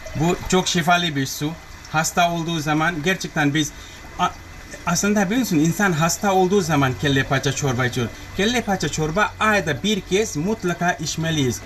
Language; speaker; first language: Turkish; non-native, learner; English